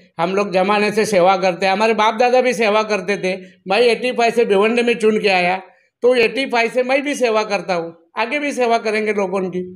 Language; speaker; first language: Hindi; non-native, local second language; Marathi